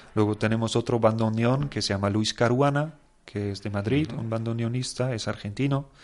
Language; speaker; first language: Spanish; non-native, fluent; German